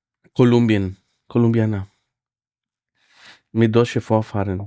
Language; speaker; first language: German; non-native, fluent; Spanish